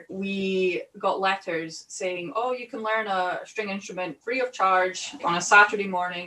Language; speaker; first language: English; native; English